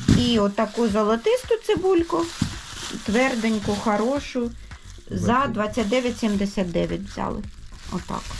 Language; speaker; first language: Ukrainian; non-native, local second language; Russian